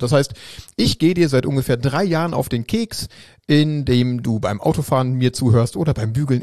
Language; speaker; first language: German; native; German